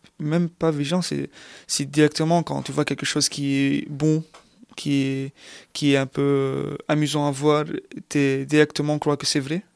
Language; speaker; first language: French; non-native, local second language; Arabic